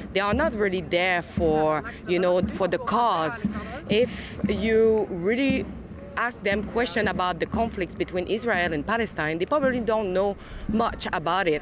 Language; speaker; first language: English; non-native, fluent; French